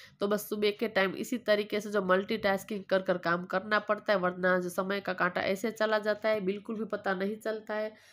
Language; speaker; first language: Hindi; non-native, local second language; Gujarati